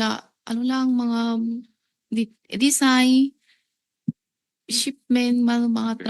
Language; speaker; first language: Filipino; non-native, learner; Chinese